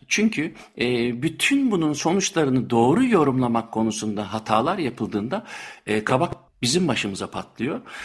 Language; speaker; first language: Turkish; native; Turkish